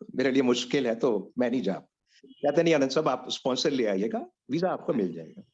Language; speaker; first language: Hindi; non-native, local second language; Punjabi